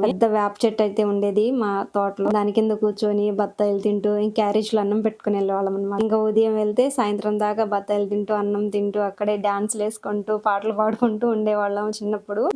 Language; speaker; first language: Telugu; non-native, local second language; Lambadi